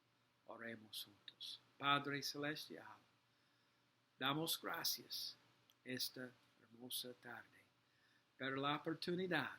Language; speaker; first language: Spanish; non-native, learner; English